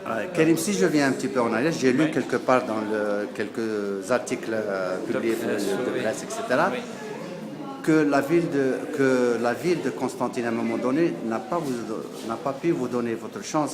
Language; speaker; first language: French; non-native, local second language; Arabic